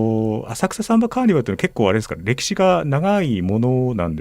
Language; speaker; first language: Japanese; native; Japanese